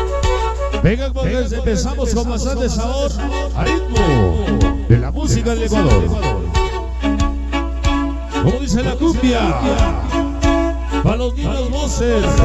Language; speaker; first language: Spanish; native; Spanish